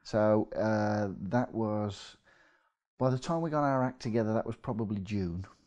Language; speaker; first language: English; native; English